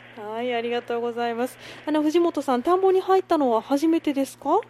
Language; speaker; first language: Japanese; native; Japanese